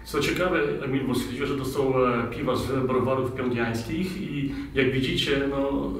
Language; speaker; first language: Polish; native; Polish